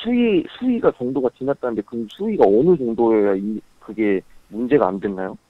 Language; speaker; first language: Korean; native; Korean